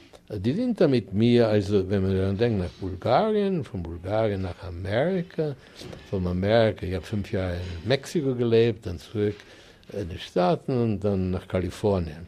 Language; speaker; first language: German; native; German